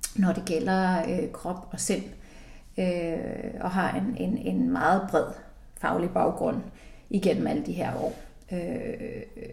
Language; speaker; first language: Danish; early bilingual, heritage; Icelandic